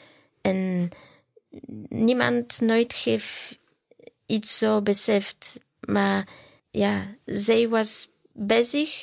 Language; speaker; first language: Dutch; non-native, learner; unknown